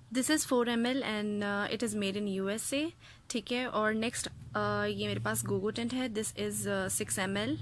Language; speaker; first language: Urdu; native; Urdu